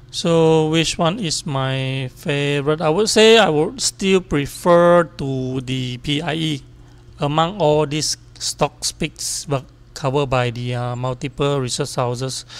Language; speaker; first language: English; non-native, local second language; Chinese